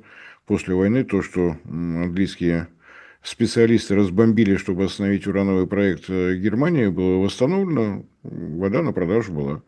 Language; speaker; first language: Russian; native; Russian